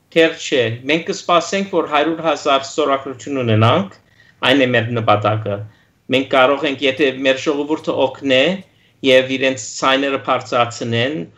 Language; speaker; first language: Armenian; early bilingual, heritage; Armenian